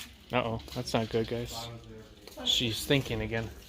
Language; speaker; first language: English; native; English